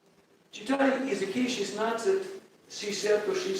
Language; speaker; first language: Russian; non-native, learner; English